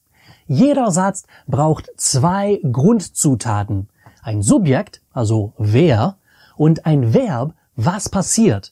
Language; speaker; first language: German; non-native, fluent; English